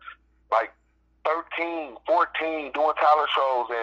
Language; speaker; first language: English; native; English